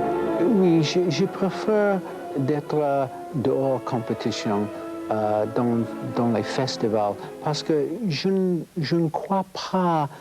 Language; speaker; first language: French; non-native, learner; English